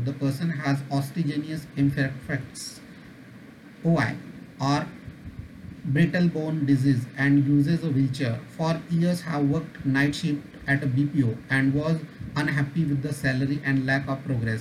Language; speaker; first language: English; non-native, local second language; Marathi